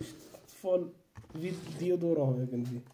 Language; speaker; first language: German; non-native, learner; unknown